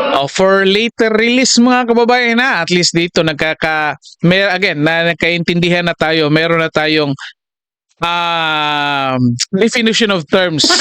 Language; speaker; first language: Filipino; non-native, local second language; Cebuano